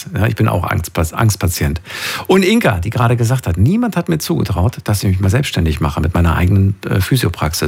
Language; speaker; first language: German; native; German